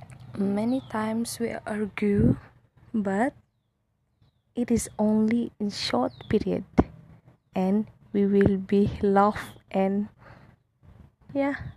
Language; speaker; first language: English; non-native, local second language; Malay